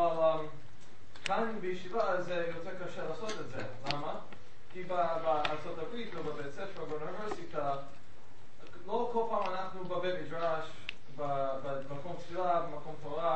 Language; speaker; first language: Hebrew; non-native, learner; English